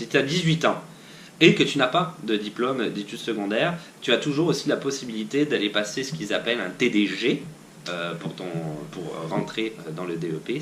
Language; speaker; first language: French; native; French